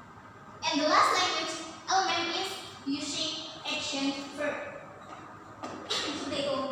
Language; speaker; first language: English; non-native, learner; Indonesian